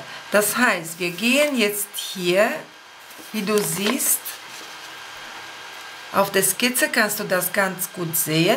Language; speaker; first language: German; non-native, fluent; Polish